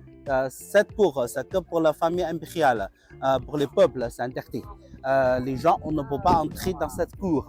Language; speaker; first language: French; non-native, learner; Chinese